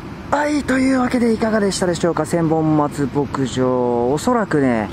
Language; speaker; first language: Japanese; native; Japanese